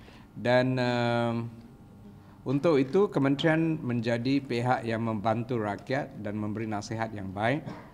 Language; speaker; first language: Malay; non-native, local second language; Tamil